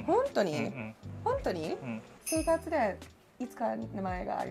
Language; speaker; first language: Japanese; non-native, learner; English